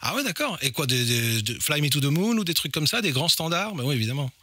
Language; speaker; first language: French; native; French